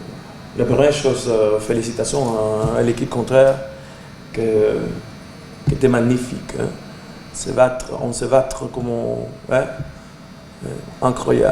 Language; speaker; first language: French; non-native, learner; Portuguese